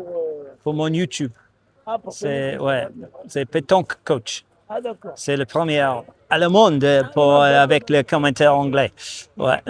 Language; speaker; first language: French; non-native, learner; English